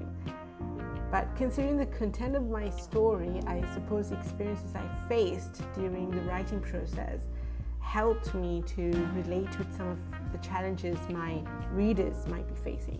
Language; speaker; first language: English; non-native, local second language; Sinhala